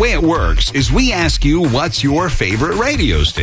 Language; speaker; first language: English; native; English